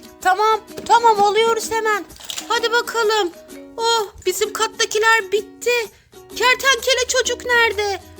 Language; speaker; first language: Turkish; native; Turkish